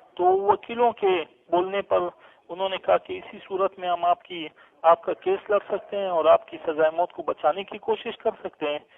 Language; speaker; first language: Urdu; non-native, local second language; Pashto